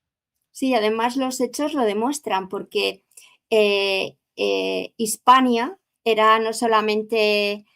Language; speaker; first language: Spanish; native; Spanish